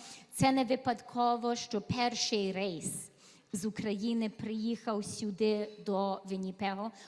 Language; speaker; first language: Ukrainian; early bilingual, heritage; Ukrainian